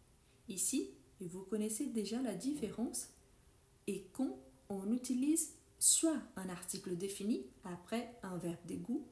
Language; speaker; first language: French; non-native, fluent; Portuguese